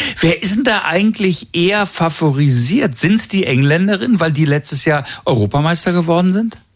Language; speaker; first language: German; native; German